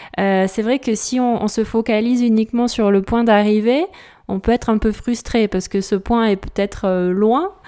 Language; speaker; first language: French; native; French